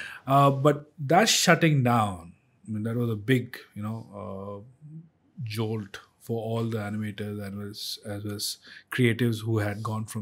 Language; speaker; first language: English; non-native, local second language; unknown